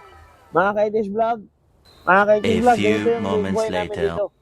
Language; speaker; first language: Filipino; non-native, local second language; Cebuano